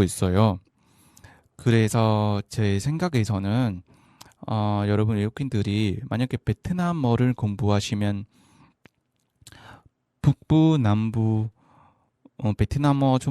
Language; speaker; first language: Korean; non-native, fluent; Vietnamese